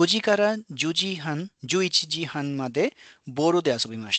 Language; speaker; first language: Japanese; non-native, fluent; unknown